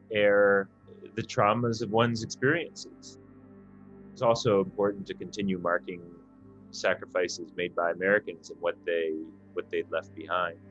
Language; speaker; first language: English; native; English